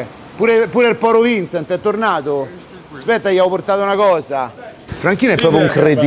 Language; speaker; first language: Italian; native; Italian